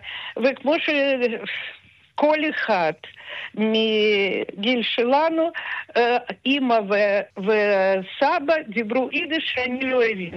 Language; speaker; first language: Hebrew; non-native, fluent; Russian